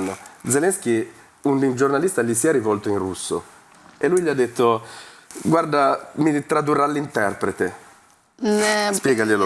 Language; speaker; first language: Italian; non-native, fluent; Ukrainian